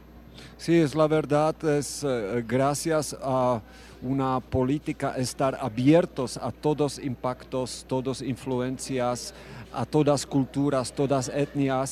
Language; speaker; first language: Spanish; non-native, fluent; Czech